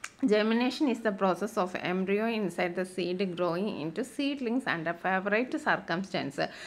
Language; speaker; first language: English; non-native, local second language; Malayalam